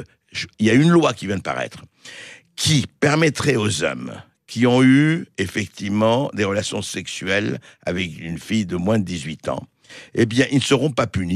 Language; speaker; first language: French; native; French